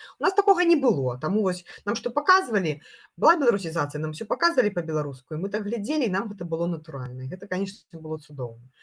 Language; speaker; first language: Belarusian; non-native, local second language; Russian